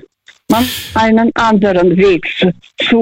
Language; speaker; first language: German; non-native, fluent; Russian